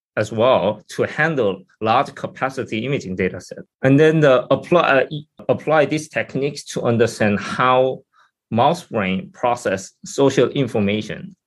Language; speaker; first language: English; non-native, fluent; Korean